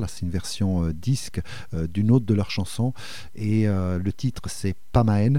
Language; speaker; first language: French; native; French